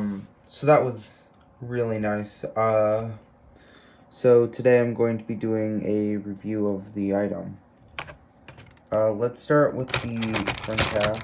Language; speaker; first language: English; native; English